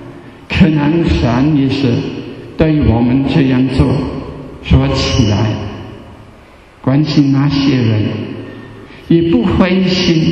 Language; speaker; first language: Chinese; non-native, fluent; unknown